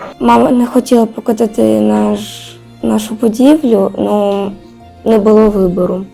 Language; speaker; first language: Ukrainian; non-native, local second language; Russian